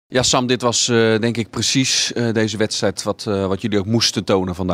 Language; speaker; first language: Dutch; native; Dutch